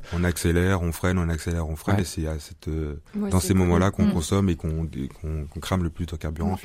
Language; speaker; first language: French; native; French